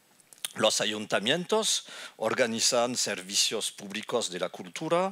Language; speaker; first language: Spanish; non-native, fluent; French